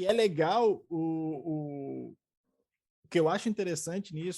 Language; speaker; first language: Portuguese; native; Portuguese